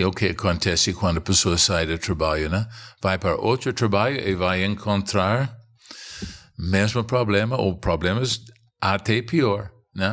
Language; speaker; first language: Portuguese; non-native, fluent; English